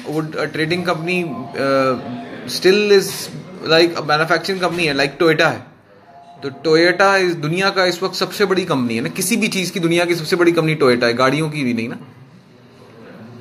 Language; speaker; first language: Urdu; native; Urdu